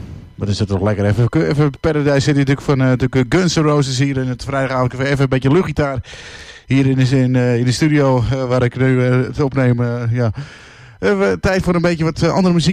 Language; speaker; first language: Dutch; native; Dutch